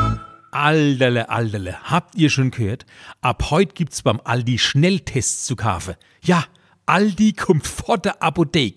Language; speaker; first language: German; native; German